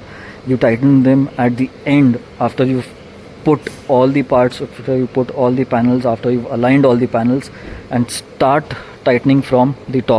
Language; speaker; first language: English; non-native, local second language; Hindi